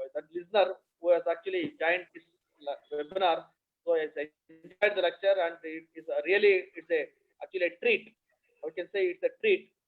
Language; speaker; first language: English; non-native, local second language; Kannada